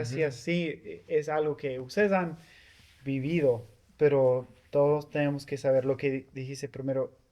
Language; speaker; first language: Spanish; non-native, fluent; English